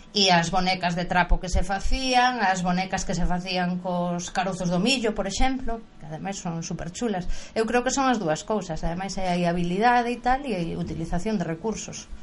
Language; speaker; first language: Galician; native; Galician